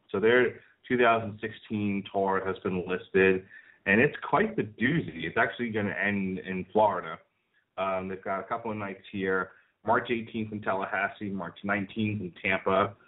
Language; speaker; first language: English; native; English